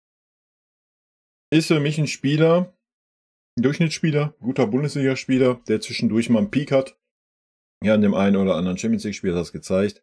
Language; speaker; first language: German; native; German